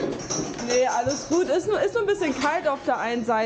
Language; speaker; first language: German; native; German